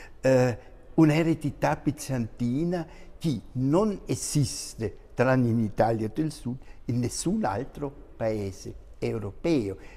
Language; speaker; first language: Italian; non-native, fluent; German